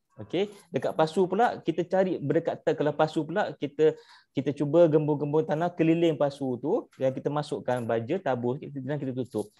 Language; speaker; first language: Malay; native; Malay